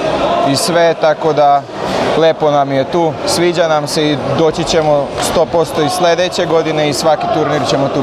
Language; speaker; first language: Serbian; non-native, local second language; Slovak